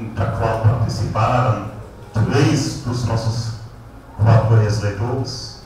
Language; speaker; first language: Portuguese; native; Portuguese